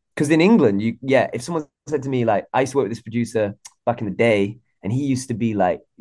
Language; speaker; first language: English; native; English